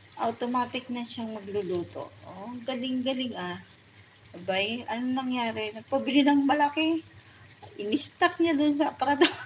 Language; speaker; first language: Filipino; non-native, local second language; Bikol